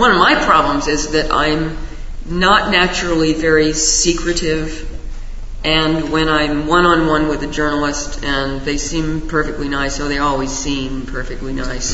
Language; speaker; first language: English; native; English